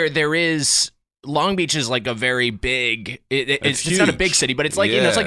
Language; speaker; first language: English; native; English